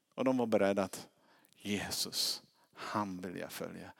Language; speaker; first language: Swedish; non-native, fluent; English